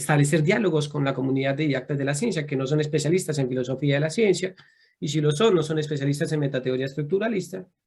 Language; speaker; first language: Spanish; native; Spanish